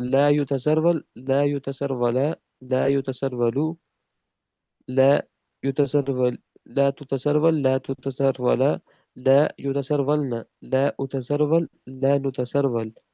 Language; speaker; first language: Arabic; non-native, learner; Urdu